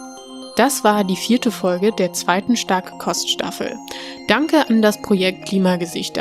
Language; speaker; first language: German; native; German